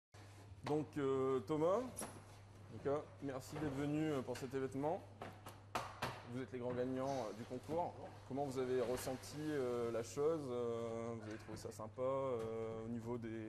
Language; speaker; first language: French; native; French